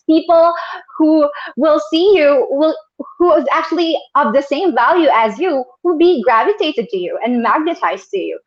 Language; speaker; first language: English; non-native, local second language; Bikol